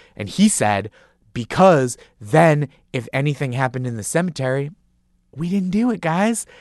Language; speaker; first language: English; native; English